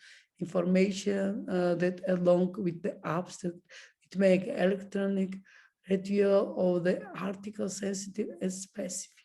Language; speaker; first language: English; non-native, learner; Georgian